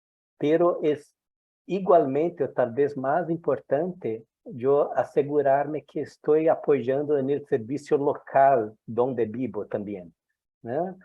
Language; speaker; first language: Spanish; non-native, fluent; Portuguese